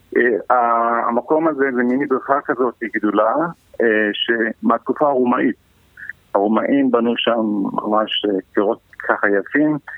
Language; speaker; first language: Hebrew; non-native, local second language; Arabic